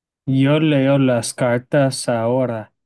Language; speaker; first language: Spanish; non-native, learner; English